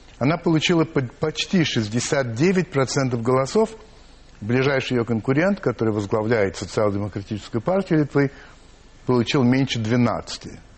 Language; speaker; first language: Russian; early bilingual, heritage; English